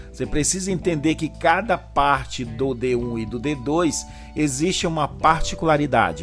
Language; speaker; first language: Portuguese; native; Portuguese